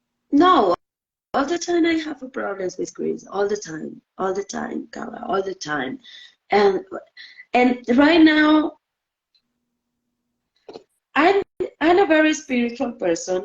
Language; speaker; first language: English; non-native, learner; Spanish